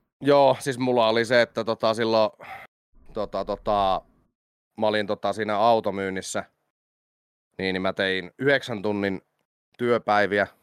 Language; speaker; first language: Finnish; native; Finnish